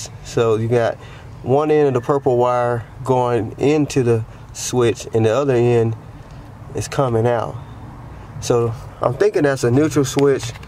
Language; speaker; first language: English; native; English